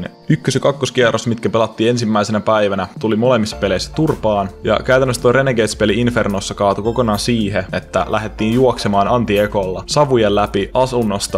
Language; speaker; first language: Finnish; native; Finnish